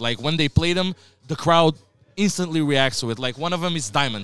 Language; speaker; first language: English; non-native, fluent; Macedonian